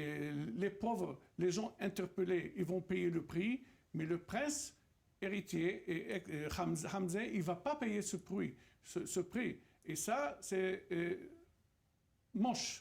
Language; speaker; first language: French; non-native, fluent; Arabic